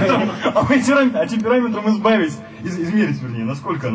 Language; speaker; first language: Russian; native; Russian